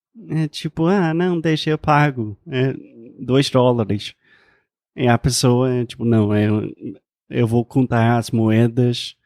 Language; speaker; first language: Portuguese; non-native, fluent; English